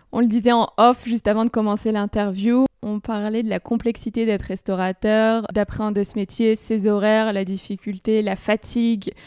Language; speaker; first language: French; native; French